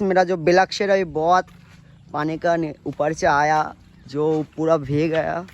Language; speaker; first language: Hindi; non-native, local second language; Bangla